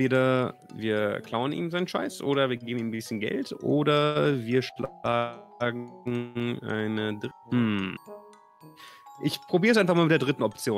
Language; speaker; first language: German; native; German